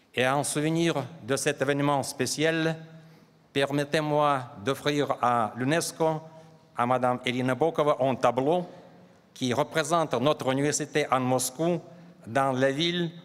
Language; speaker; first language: French; non-native, fluent; Russian